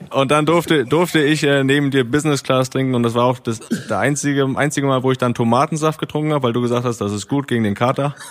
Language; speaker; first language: German; native; German